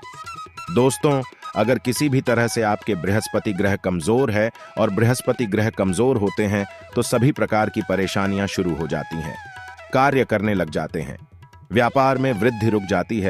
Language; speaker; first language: Hindi; native; Hindi